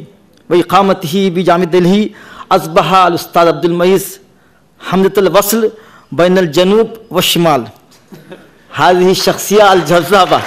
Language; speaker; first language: Arabic; non-native, fluent; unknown